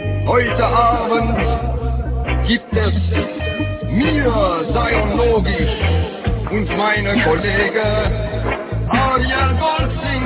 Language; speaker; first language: German; non-native, learner; Dutch